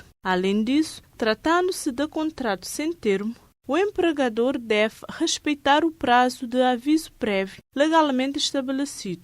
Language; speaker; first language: Portuguese; non-native, local second language; Kabuverdianu